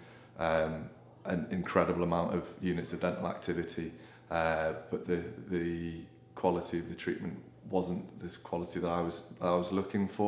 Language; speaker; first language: English; native; English